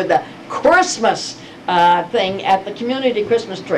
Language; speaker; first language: English; native; English